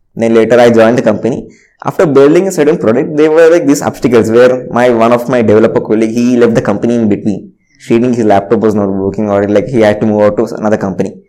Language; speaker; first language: English; non-native, local second language; Telugu